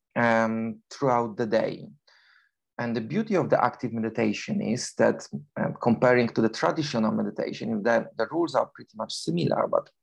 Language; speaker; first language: English; non-native, fluent; Polish